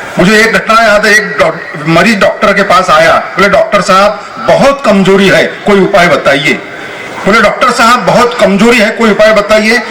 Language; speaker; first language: Hindi; non-native, local second language; Telugu